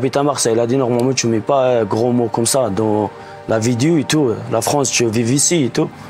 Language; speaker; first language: French; non-native, learner; Arabic